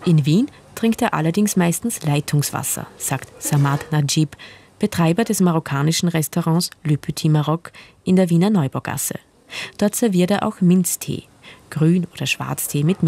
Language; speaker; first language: German; native; German